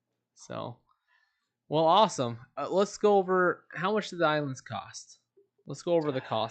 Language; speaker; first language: English; native; English